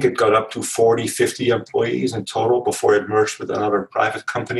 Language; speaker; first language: English; non-native, fluent; Dutch